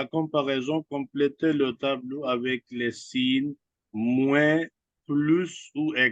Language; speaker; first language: French; non-native, fluent; Urdu